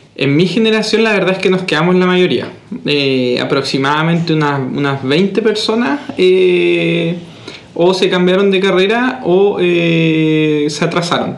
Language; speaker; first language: Spanish; native; Spanish